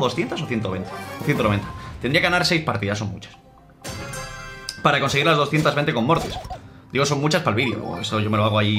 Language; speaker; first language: Spanish; native; Spanish